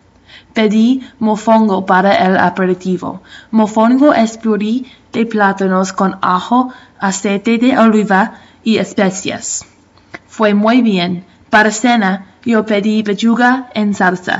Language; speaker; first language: Spanish; non-native, learner; English